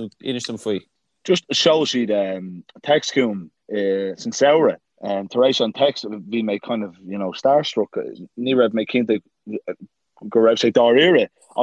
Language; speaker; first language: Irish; non-native, local second language; English